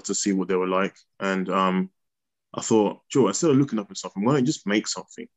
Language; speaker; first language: English; native; English